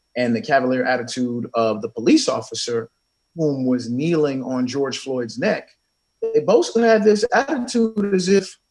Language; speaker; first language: English; native; English